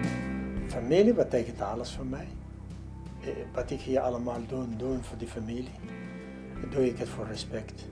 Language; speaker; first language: Dutch; non-native, learner; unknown